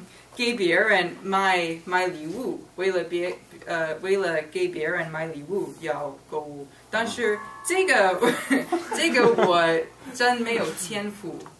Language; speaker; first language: Chinese; non-native, fluent; English